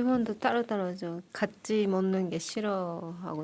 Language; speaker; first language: Korean; non-native, fluent; Japanese